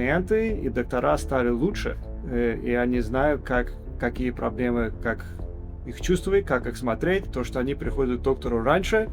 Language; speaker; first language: Russian; early bilingual, heritage; English